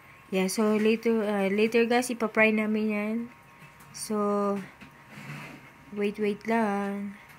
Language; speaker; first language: English; non-native, local second language; Filipino